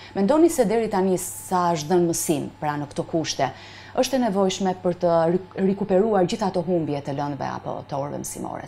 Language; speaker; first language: Albanian; native; Albanian